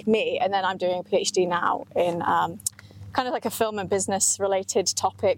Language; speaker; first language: English; native; English